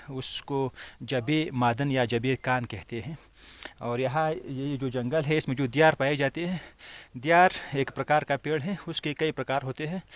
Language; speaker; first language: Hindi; non-native, fluent; Pashto